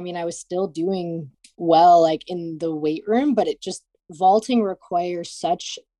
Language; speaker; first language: English; native; English